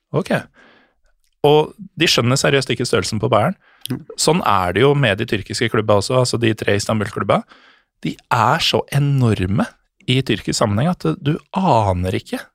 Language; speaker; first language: Norwegian; native; Norwegian